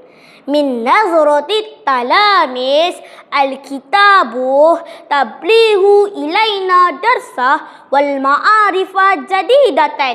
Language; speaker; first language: Arabic; non-native, learner; Malay